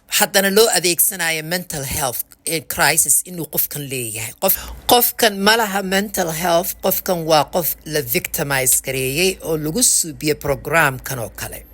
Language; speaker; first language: Somali; early bilingual, heritage; Somali